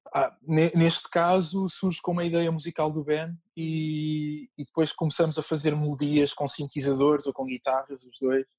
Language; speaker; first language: Portuguese; native; Portuguese